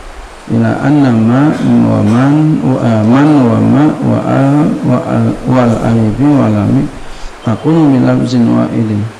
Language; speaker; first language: Arabic; non-native, fluent; Indonesian